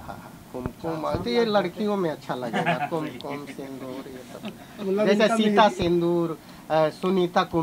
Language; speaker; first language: Hindi; native; Hindi